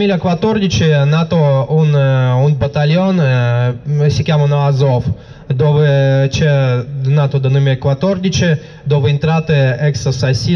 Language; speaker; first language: Italian; non-native, learner; Russian